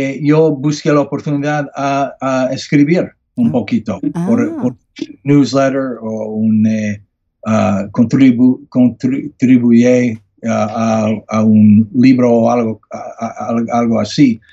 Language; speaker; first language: Spanish; non-native, learner; English